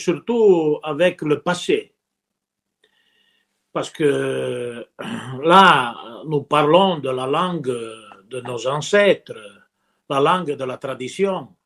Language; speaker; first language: French; non-native, local second language; Italian